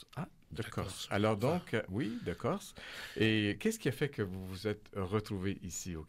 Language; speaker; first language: French; native; French